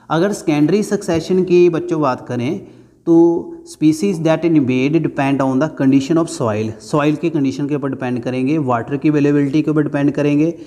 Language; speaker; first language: Hindi; non-native, local second language; Punjabi